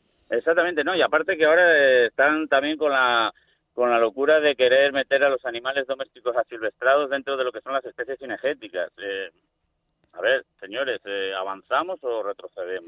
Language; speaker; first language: Spanish; native; Spanish